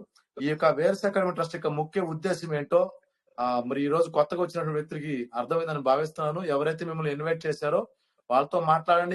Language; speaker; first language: Telugu; native; Telugu